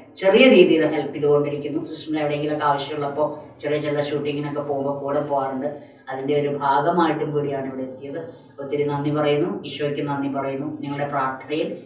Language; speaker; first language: Malayalam; non-native, local second language; Tamil